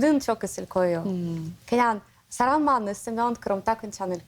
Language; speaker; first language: Korean; non-native, learner; Russian